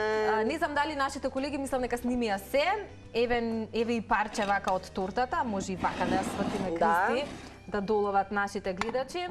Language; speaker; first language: Macedonian; native; Macedonian